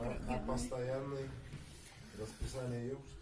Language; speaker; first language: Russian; non-native, local second language; Tatar